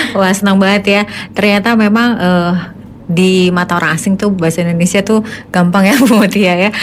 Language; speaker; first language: Indonesian; native; Indonesian